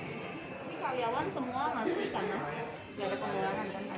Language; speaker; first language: Indonesian; native; Indonesian